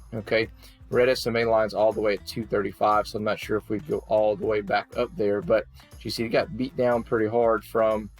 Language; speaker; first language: English; native; English